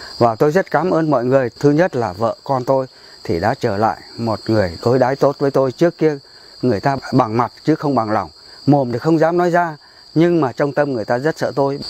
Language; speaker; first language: Vietnamese; non-native, local second language; Tày